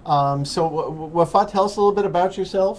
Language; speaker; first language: English; native; English